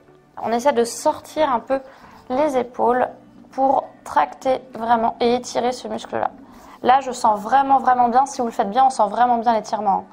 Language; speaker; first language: French; native; French